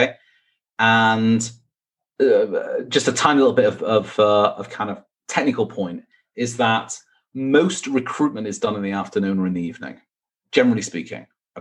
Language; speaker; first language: English; native; English